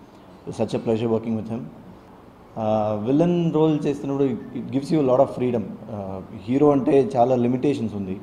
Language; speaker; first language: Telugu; non-native, learner; Tamil